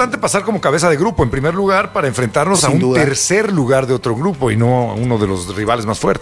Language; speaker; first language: Spanish; native; Spanish